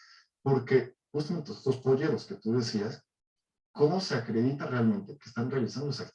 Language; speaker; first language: Spanish; native; Spanish